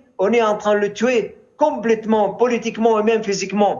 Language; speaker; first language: French; non-native, fluent; Arabic